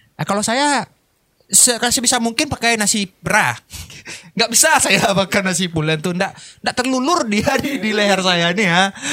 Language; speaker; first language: Indonesian; non-native, local second language; Minangkabau